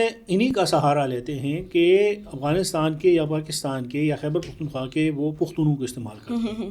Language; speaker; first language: Urdu; non-native, local second language; Pashto